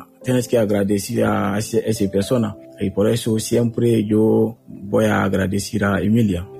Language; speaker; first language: Spanish; non-native, learner; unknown